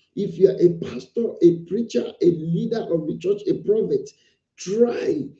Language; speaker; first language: English; non-native, local second language; Yoruba